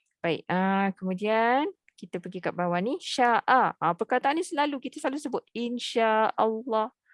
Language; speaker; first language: Malay; native; Malay